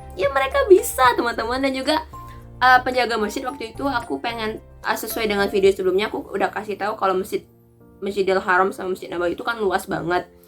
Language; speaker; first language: Indonesian; native; Indonesian